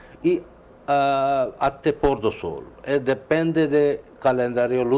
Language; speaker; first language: Portuguese; non-native, learner; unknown